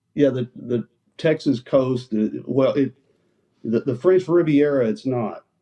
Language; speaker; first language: English; native; English